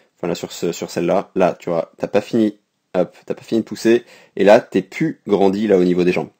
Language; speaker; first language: French; native; French